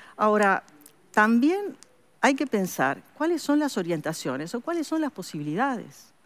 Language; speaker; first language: Spanish; native; Spanish